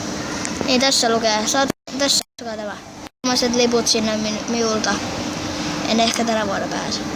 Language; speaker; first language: Finnish; native; Finnish